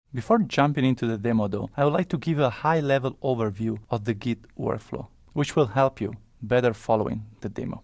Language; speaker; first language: English; non-native, fluent; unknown